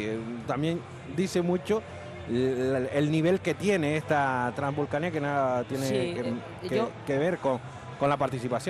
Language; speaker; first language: Spanish; native; Spanish